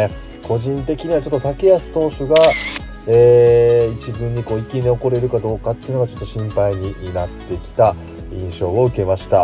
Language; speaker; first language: Japanese; native; Japanese